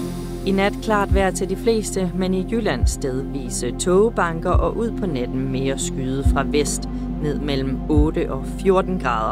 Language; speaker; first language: Danish; native; Danish